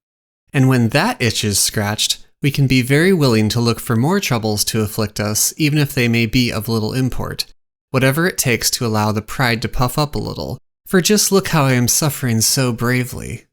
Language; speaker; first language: English; native; English